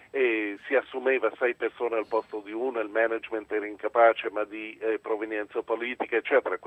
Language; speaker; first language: Italian; early bilingual, other home language; English